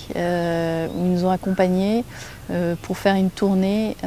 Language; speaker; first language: French; native; French